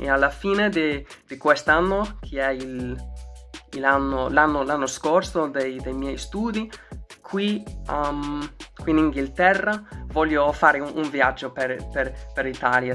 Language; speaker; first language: Italian; non-native, learner; English